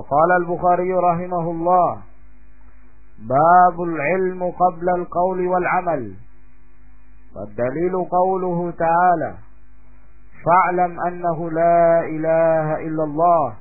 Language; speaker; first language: Arabic; non-native, fluent; Indonesian